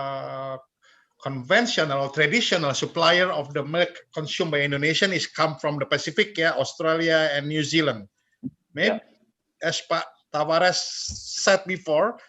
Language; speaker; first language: English; non-native, fluent; Indonesian